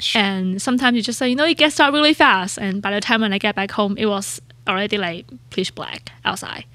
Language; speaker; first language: English; non-native, local second language; Cantonese